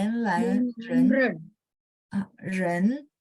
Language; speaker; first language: Chinese; non-native, fluent; Indonesian